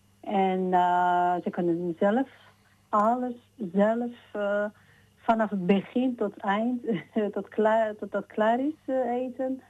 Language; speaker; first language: Dutch; non-native, fluent; Georgian